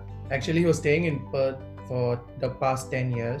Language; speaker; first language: English; non-native, local second language; Telugu